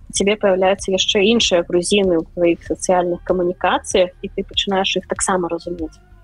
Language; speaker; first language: Belarusian; non-native, local second language; Russian